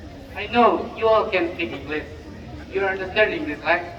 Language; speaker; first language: English; non-native, learner; Indonesian